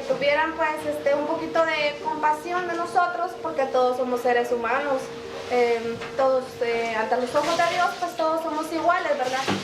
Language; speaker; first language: Spanish; native; Spanish